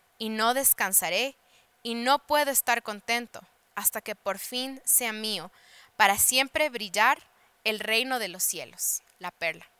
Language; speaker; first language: Spanish; early bilingual, heritage; Spanish